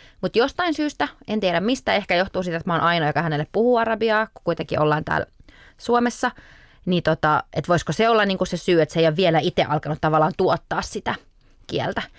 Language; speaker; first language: Finnish; early bilingual, other home language; Arabic